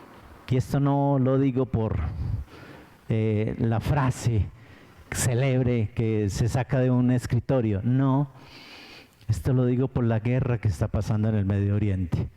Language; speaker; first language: Spanish; native; Spanish